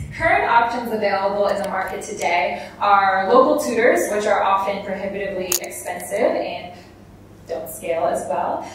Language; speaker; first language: English; native; English